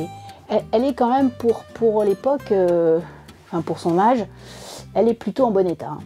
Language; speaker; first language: French; native; French